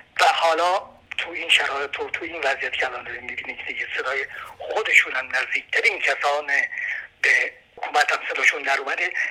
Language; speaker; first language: Persian; native; Persian